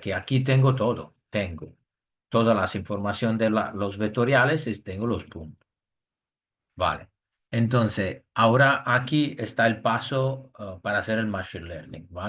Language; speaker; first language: Spanish; non-native, fluent; Italian